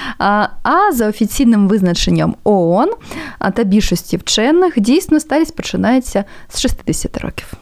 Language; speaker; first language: Ukrainian; native; Ukrainian